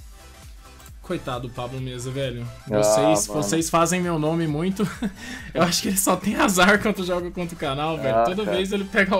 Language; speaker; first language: Portuguese; native; Portuguese